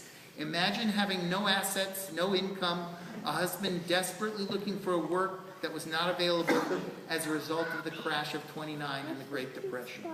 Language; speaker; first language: English; native; English